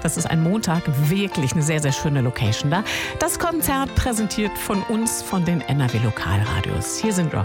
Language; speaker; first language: German; native; German